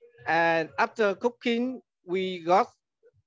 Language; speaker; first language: English; non-native, learner; Vietnamese